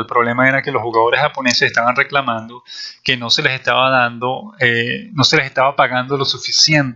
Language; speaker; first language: Spanish; native; Spanish